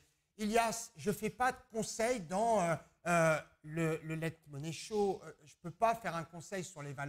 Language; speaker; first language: French; native; French